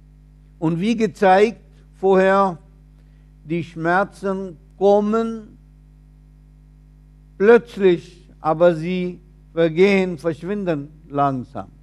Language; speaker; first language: German; non-native, fluent; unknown